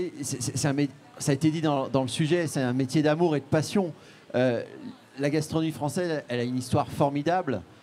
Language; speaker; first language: French; native; French